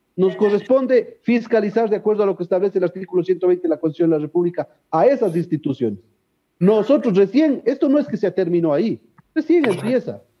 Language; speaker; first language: Spanish; native; Spanish